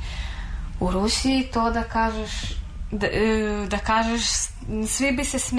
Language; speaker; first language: Serbian; non-native, fluent; Russian